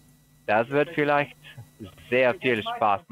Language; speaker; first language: German; non-native, learner; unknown